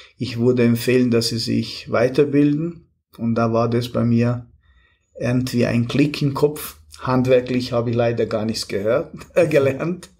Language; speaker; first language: German; non-native, fluent; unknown